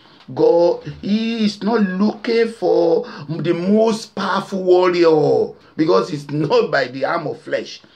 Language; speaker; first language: English; non-native, local second language; Yoruba